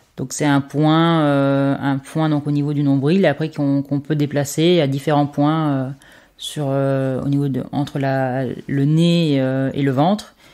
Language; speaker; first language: French; native; French